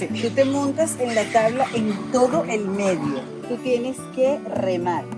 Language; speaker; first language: Spanish; native; Spanish